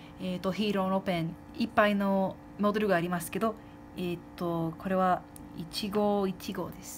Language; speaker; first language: Japanese; non-native, fluent; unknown